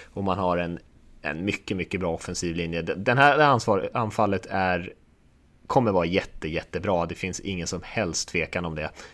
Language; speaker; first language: Swedish; native; Swedish